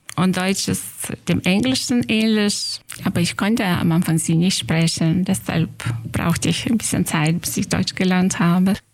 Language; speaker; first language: German; non-native, fluent; Lithuanian